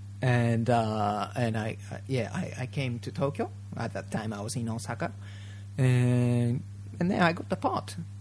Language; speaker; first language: English; non-native, fluent; Japanese